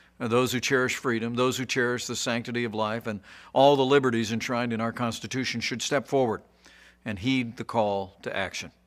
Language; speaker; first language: English; native; English